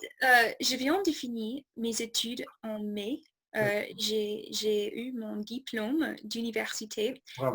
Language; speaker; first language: French; non-native, fluent; English